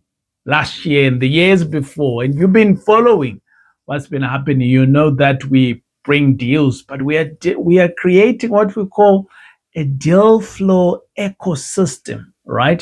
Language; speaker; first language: English; non-native, local second language; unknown